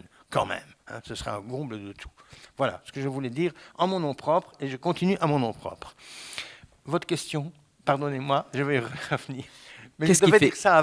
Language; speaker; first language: French; native; French